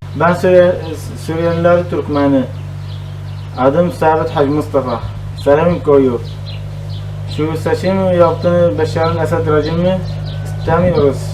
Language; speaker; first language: Turkish; non-native, learner; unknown